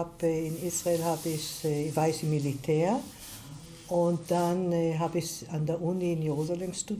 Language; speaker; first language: German; early bilingual, heritage; German